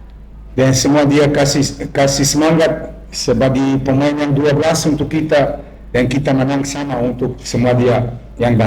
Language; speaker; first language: Indonesian; non-native, fluent; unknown